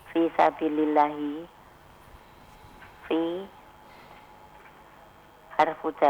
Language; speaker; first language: Arabic; non-native, learner; Indonesian